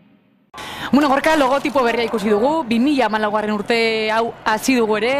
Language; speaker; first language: Basque; native; Basque